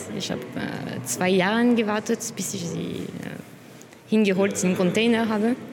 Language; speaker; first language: German; non-native, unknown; French